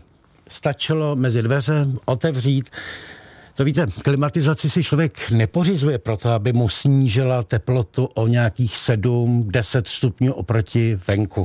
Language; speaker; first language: Czech; native; Czech